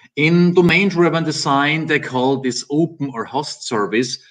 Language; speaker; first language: English; non-native, fluent; German